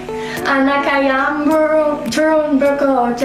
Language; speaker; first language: Indonesian; non-native, learner; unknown